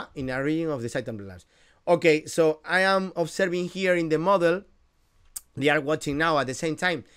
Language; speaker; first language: English; non-native, fluent; Galician